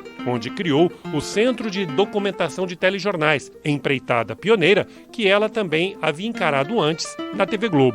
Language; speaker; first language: Portuguese; native; Portuguese